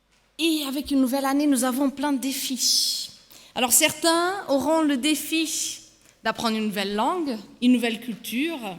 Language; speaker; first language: French; non-native, fluent; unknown